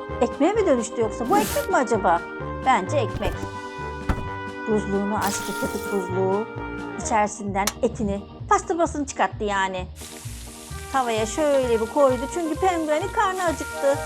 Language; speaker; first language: Turkish; native; Turkish